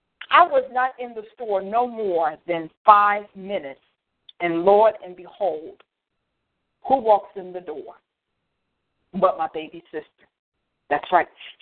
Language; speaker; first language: English; native; English